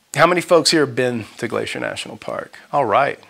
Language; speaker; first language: English; native; English